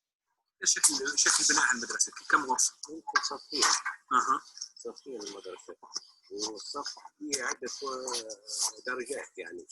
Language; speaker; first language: Arabic; native; Arabic